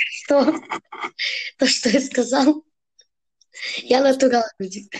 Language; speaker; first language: Russian; early bilingual, heritage; Russian